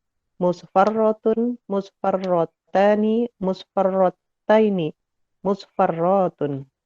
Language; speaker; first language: Arabic; non-native, learner; Indonesian